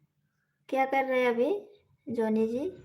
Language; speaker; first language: Hindi; non-native, local second language; Bodo